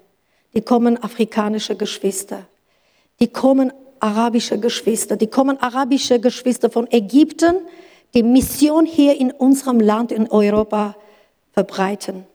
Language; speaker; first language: German; non-native, learner; Kurdish